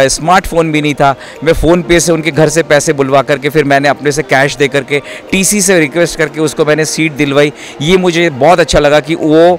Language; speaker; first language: Hindi; native; Hindi